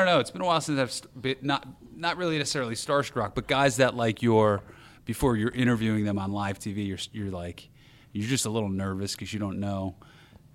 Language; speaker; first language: English; native; English